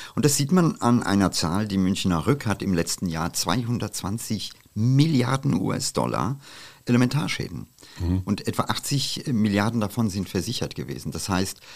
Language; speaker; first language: German; non-native, fluent; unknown